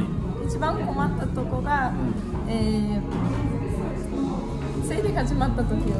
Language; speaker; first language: Japanese; non-native, fluent; Russian